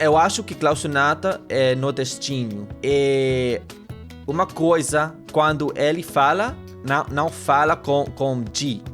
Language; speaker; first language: Portuguese; non-native, learner; English